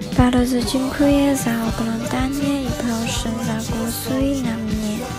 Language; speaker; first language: Polish; non-native, learner; Chinese